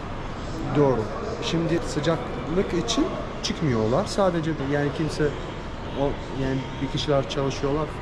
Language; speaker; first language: Turkish; non-native, learner; Arabic